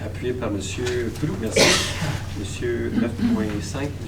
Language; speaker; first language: French; native; French